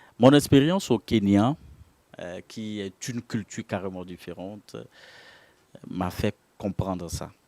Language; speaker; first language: French; non-native, local second language; Ewe